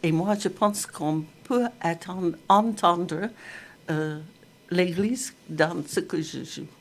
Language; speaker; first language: French; non-native, fluent; English